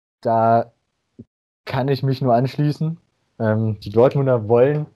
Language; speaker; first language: German; native; German